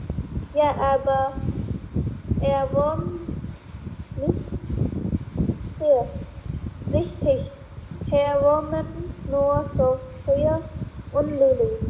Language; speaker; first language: German; non-native, learner; Khmer